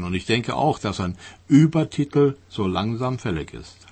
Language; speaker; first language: German; native; German